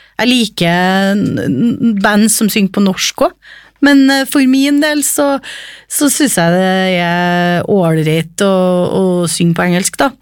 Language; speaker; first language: Norwegian; native; Norwegian